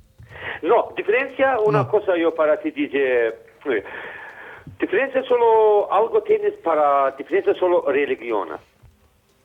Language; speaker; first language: Spanish; non-native, learner; Azerbaijani